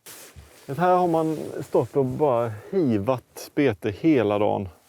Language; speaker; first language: Swedish; native; Swedish